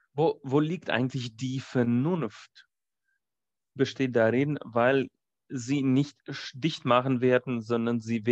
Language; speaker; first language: German; non-native, fluent; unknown